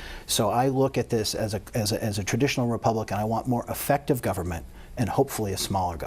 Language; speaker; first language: English; native; English